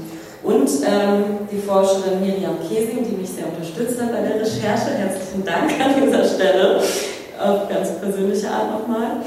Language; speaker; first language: German; native; German